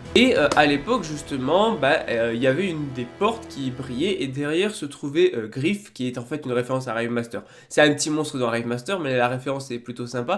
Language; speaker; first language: French; native; French